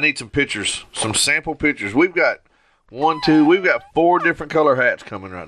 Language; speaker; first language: English; native; English